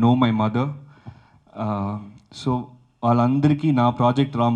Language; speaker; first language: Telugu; early bilingual, heritage; Telugu